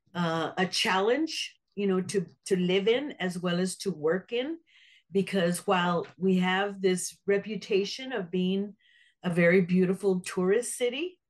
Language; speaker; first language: English; native; English